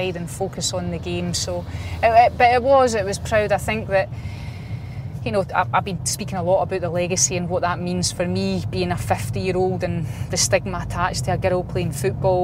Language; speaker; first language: English; native; English